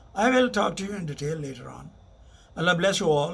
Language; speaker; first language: English; non-native, local second language; Urdu